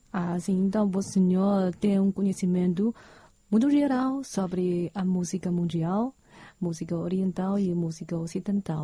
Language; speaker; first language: Portuguese; non-native, fluent; Chinese